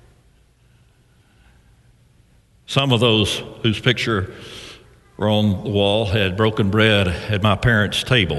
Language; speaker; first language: English; native; English